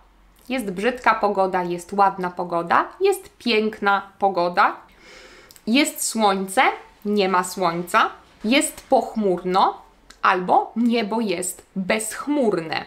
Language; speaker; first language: Polish; native; Polish